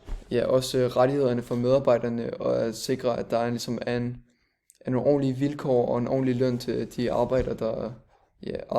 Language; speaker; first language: Danish; native; Danish